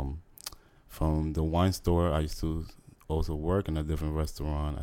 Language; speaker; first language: English; native; English